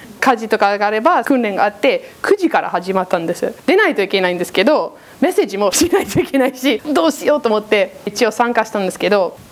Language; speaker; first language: Japanese; non-native, fluent; English